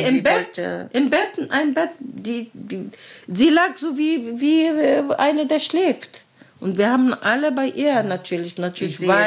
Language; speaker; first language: German; non-native, learner; Arabic